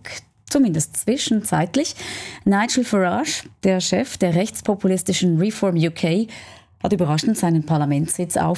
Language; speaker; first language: German; native; German